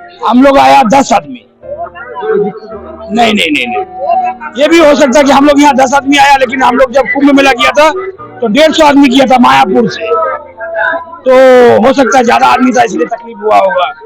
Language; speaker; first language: Hindi; non-native, local second language; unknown